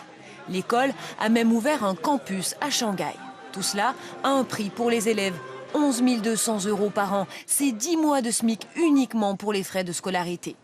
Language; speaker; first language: French; native; French